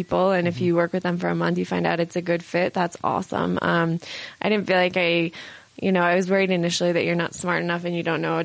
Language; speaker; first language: English; native; English